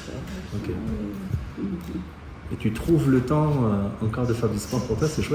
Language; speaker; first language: French; native; French